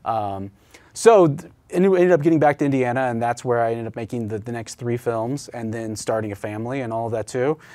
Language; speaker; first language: English; native; English